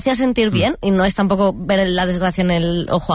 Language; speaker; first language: Spanish; native; Spanish